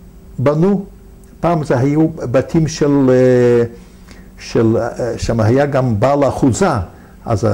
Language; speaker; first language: Hebrew; non-native, fluent; Yiddish